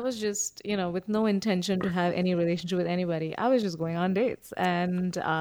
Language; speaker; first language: English; non-native, local second language; Bangla